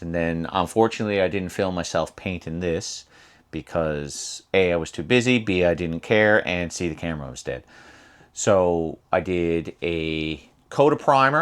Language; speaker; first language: English; native; English